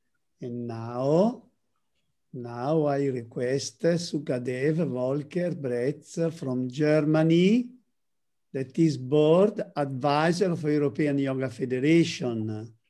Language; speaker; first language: English; non-native, learner; Italian